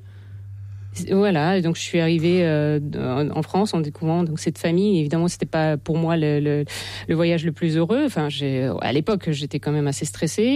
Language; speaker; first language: French; non-native, fluent; Russian